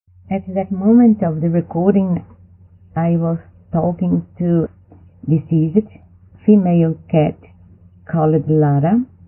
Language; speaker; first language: English; non-native, fluent; Portuguese